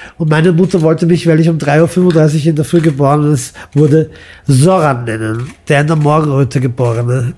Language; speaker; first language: German; early bilingual, other home language; Croatian